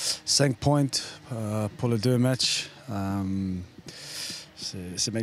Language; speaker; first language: French; non-native, learner; English